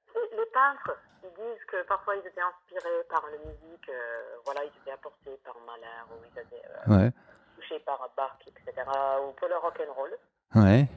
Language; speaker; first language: French; non-native, fluent; English